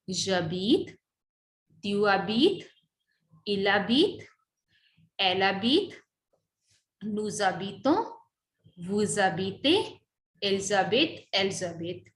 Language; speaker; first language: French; non-native, learner; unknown